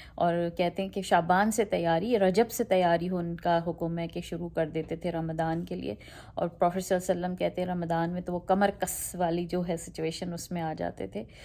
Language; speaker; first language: Urdu; native; Urdu